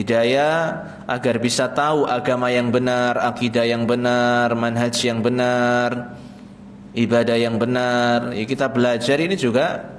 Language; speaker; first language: Indonesian; native; Indonesian